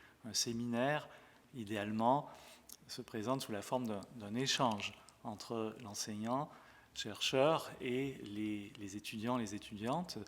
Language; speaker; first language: French; native; French